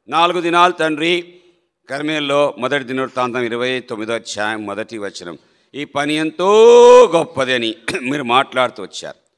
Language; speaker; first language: Telugu; non-native, local second language; Malayalam